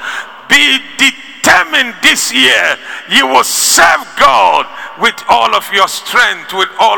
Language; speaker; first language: English; non-native, local second language; Akan